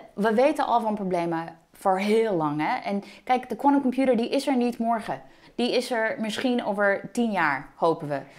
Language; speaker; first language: Dutch; non-native, fluent; English